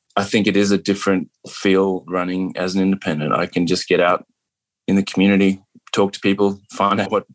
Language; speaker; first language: English; native; English